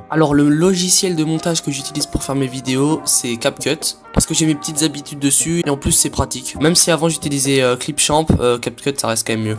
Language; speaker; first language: French; native; French